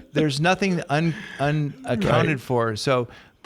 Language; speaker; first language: English; native; English